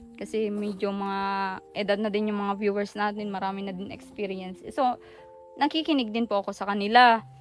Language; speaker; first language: Filipino; native; Filipino